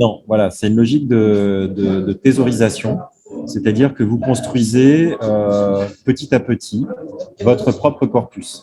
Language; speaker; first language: French; native; French